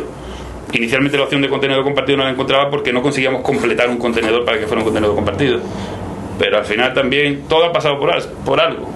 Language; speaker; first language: Spanish; native; Spanish